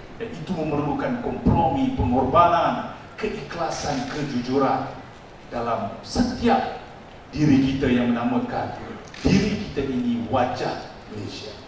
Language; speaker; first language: Malay; non-native, local second language; Tamil